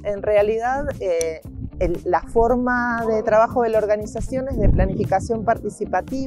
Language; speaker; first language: Spanish; native; Spanish